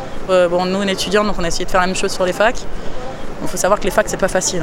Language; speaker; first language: French; native; French